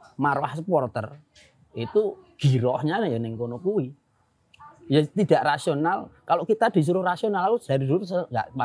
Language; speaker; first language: Indonesian; non-native, local second language; Javanese